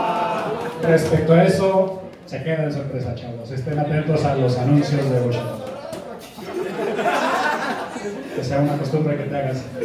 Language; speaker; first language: Spanish; native; Spanish